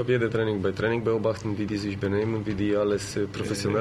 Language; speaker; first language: German; non-native, learner; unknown